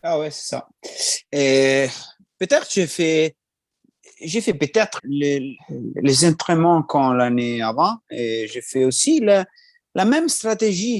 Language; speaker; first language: French; non-native, learner; Italian